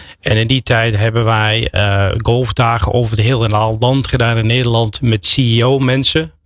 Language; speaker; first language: Dutch; non-native, fluent; English